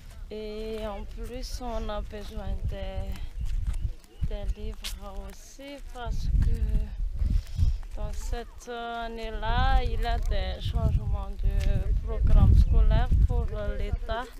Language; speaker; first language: French; non-native, local second language; Malagasy